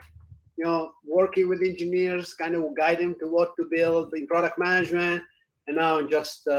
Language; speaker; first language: English; non-native, fluent; Italian